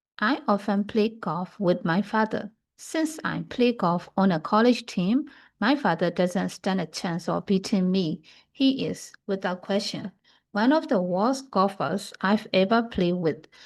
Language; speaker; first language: English; non-native, fluent; Burmese